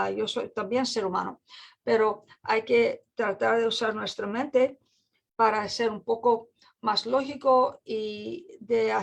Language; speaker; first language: Spanish; non-native, fluent; English